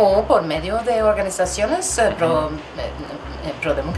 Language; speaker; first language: Spanish; non-native, fluent; Swedish